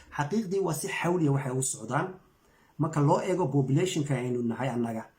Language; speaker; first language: Somali; native; Somali